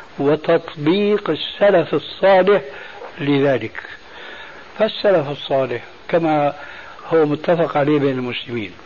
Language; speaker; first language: Arabic; early bilingual, other home language; Albanian